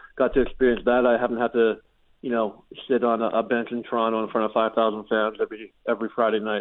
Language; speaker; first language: English; native; English